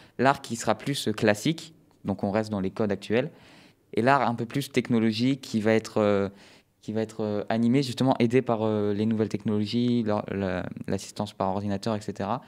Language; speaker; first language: French; native; French